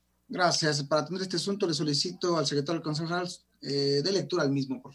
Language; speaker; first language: Spanish; native; Spanish